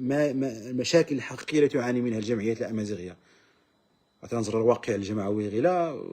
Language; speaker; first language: Arabic; non-native, local second language; Berber languages